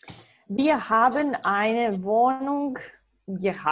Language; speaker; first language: German; non-native, learner; English